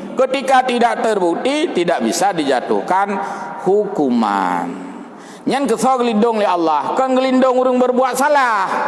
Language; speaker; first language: Malay; non-native, local second language; Achinese